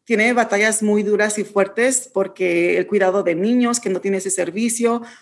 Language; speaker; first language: Spanish; early bilingual, heritage; Spanish